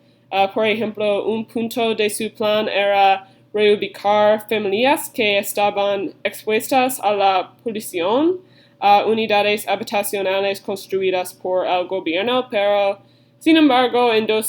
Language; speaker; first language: Spanish; non-native, learner; English